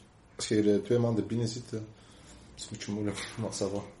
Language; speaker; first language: Dutch; non-native, local second language; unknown